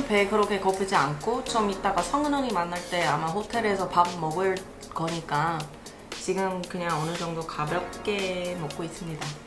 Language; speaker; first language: Korean; non-native, fluent; English